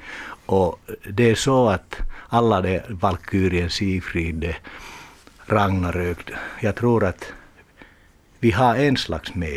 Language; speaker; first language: Swedish; non-native, learner; Finnish